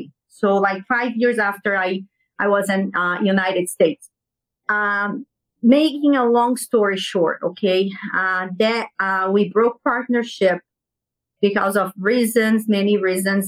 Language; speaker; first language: English; non-native, fluent; Portuguese